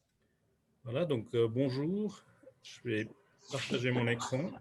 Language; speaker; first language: French; native; French